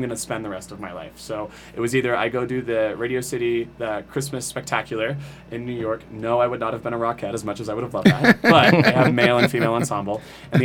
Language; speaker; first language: English; native; English